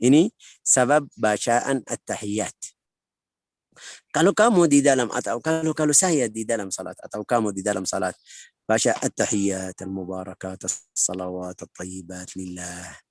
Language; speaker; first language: Indonesian; non-native, learner; Arabic